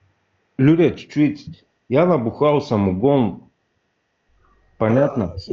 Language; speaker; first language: Russian; non-native, learner; Bulgarian